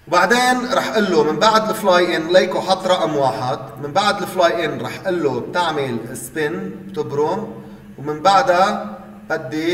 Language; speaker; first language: Arabic; native; Arabic